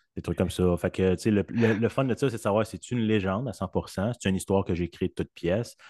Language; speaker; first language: French; native; French